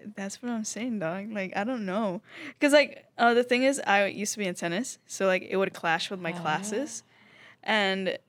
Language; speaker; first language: English; early bilingual, other home language; Spanish